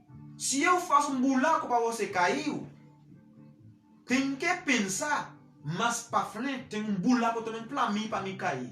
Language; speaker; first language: Portuguese; non-native, learner; Haitian Creole